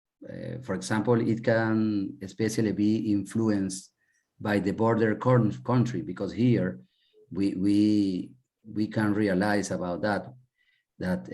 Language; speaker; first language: English; non-native, learner; Spanish